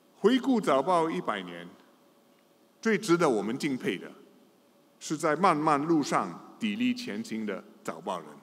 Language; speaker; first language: Chinese; non-native, local second language; English